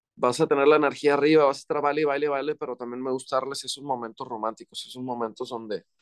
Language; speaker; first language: Spanish; native; Spanish